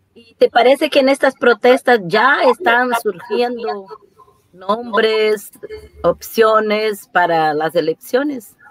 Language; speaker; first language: Spanish; non-native, fluent; Portuguese